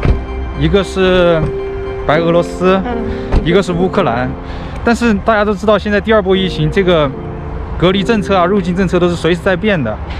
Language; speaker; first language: Chinese; native; Chinese